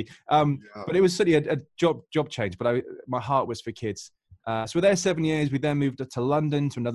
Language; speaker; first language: English; native; English